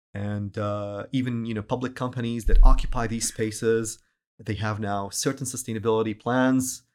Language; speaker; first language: English; non-native, fluent; Arabic